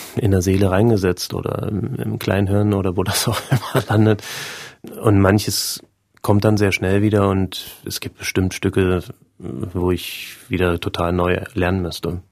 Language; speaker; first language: German; native; German